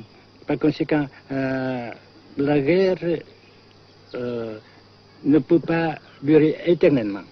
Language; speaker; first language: French; non-native, fluent; Vietnamese